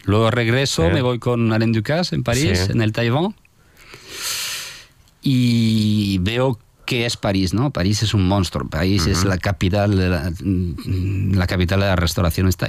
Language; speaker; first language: Spanish; non-native, fluent; French